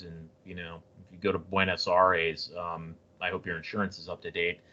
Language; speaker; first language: English; native; English